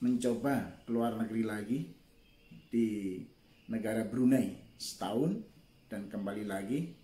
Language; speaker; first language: Indonesian; non-native, local second language; Javanese